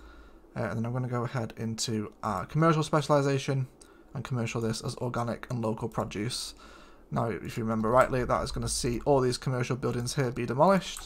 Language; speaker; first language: English; native; English